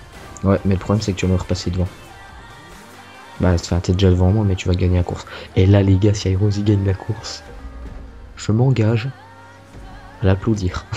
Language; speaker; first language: French; native; French